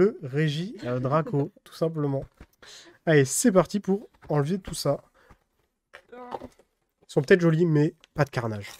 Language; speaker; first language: French; native; French